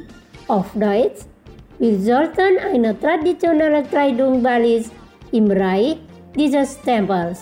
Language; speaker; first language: German; non-native, learner; Indonesian